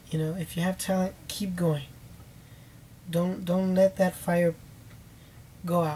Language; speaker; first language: English; early bilingual, other home language; Spanish